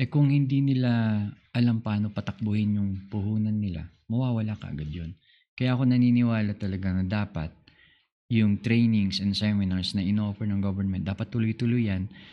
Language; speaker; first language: Filipino; non-native, local second language; Iloko